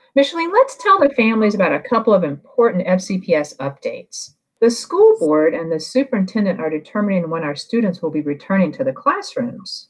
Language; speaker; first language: English; native; English